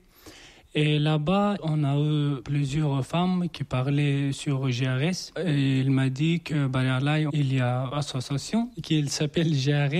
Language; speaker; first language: French; non-native, learner; Persian